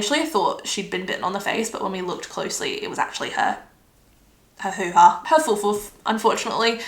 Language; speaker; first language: English; native; English